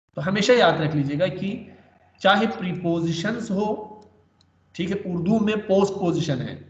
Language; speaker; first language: Urdu; native; Urdu